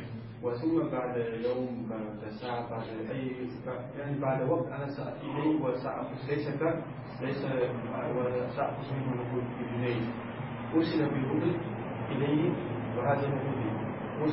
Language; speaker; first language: Arabic; non-native, learner; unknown